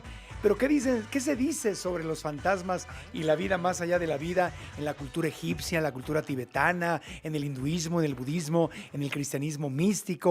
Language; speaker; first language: Spanish; native; Spanish